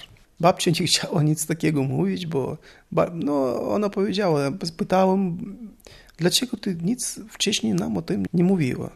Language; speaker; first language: Polish; non-native, learner; Russian